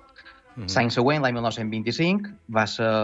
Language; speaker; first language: Catalan; native; Catalan